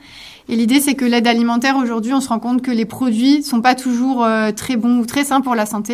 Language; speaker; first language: French; native; French